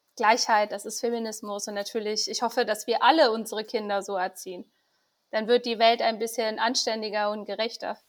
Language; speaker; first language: German; early bilingual, other home language; Persian